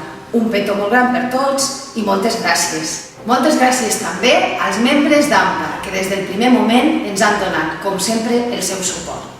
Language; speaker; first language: Catalan; native; Catalan